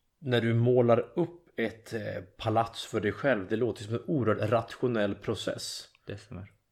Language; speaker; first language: Swedish; native; Swedish